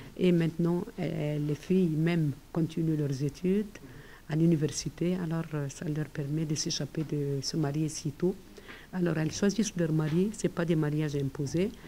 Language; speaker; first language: French; non-native, fluent; Arabic